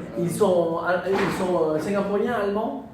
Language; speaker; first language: French; non-native, fluent; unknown